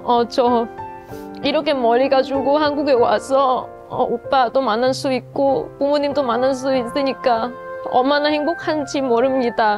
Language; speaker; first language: Korean; non-native, learner; Vietnamese